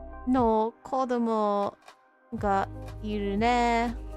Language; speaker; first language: Japanese; non-native, learner; English